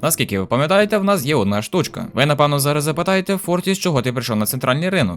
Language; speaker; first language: Ukrainian; native; Ukrainian